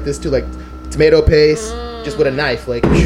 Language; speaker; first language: English; non-native, fluent; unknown